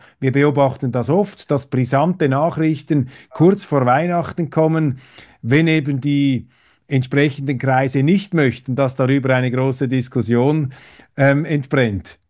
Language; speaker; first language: German; native; German